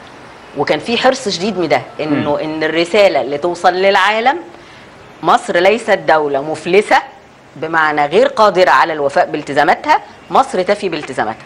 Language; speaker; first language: Arabic; native; Arabic